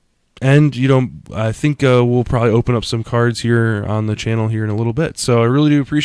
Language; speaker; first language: English; native; English